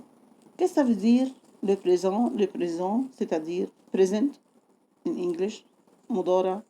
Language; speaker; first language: French; non-native, fluent; Arabic